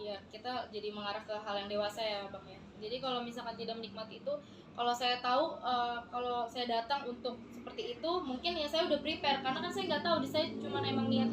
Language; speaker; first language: Indonesian; native; Indonesian